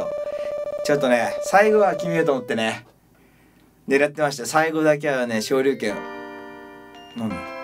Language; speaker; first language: Japanese; native; Japanese